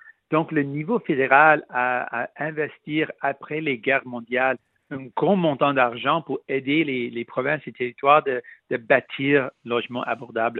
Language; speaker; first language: French; non-native, local second language; Punjabi